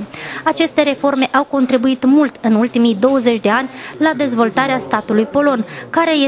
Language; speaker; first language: Romanian; native; Romanian